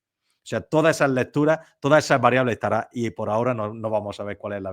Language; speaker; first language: Spanish; native; Spanish